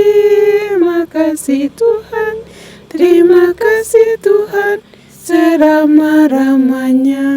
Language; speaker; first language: Indonesian; non-native, learner; Swahili